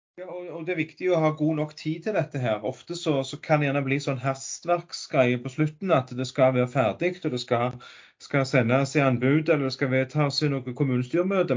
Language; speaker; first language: Norwegian; native; Norwegian